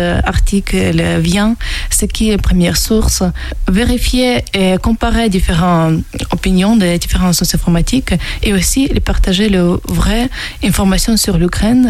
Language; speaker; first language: French; non-native, fluent; Ukrainian